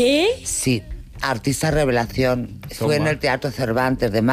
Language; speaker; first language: Spanish; native; Spanish